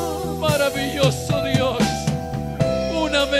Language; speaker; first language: Spanish; native; Spanish